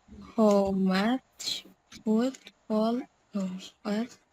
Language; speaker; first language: English; non-native, learner; Indonesian